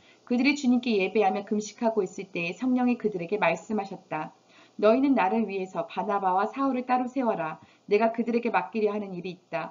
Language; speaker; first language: Korean; native; Korean